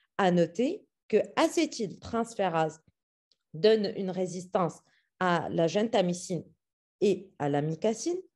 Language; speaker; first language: French; non-native, local second language; Arabic